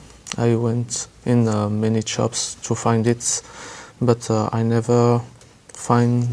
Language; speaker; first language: English; non-native, learner; French